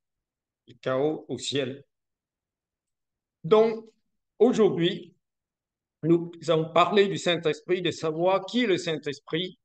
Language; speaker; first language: French; non-native, fluent; Vietnamese